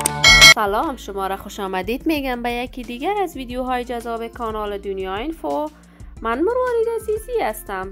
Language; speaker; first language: Persian; native; Persian